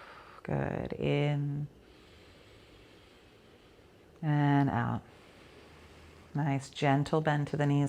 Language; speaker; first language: English; native; English